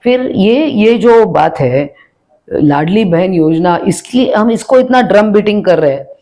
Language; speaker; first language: Hindi; non-native, local second language; Marathi